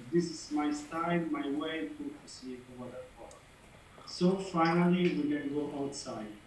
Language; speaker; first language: English; non-native, learner; Italian